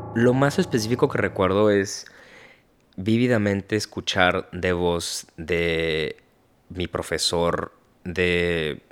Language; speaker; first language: Spanish; early bilingual, heritage; Spanish